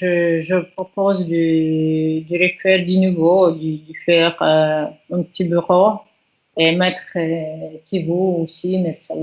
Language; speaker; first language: French; non-native, learner; Russian